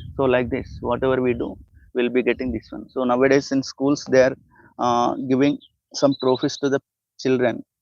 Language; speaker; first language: English; non-native, local second language; Telugu